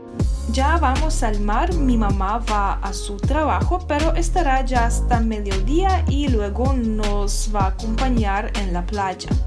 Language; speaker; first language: Spanish; non-native, fluent; Russian